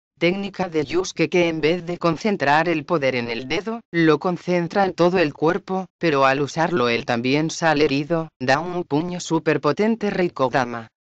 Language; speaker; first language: Spanish; native; Spanish